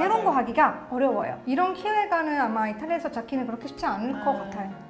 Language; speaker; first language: Korean; non-native, fluent; Italian